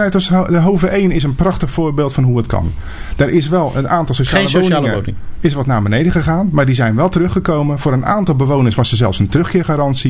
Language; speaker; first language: Dutch; native; Dutch